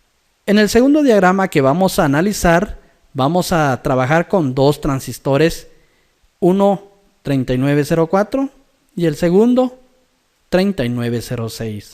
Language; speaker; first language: Spanish; native; Spanish